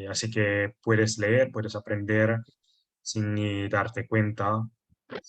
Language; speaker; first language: Spanish; non-native, fluent; Italian